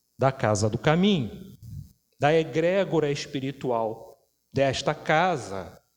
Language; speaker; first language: Portuguese; native; Portuguese